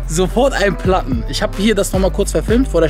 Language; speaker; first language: German; native; German